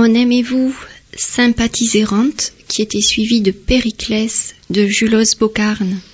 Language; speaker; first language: French; native; French